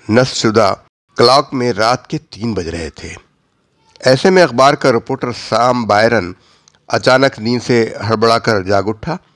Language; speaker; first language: Urdu; native; Urdu